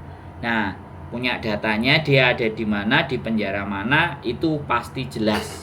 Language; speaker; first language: Indonesian; native; Indonesian